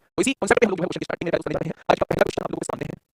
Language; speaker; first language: Hindi; native; Hindi